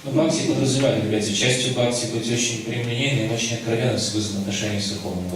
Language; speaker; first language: Russian; native; Russian